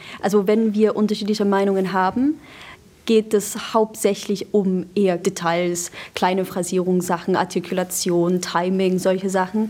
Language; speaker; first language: German; non-native, fluent; English